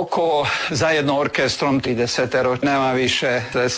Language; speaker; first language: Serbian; early bilingual, heritage; Serbian